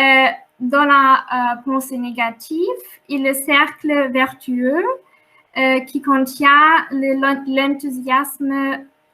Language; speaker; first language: French; non-native, fluent; German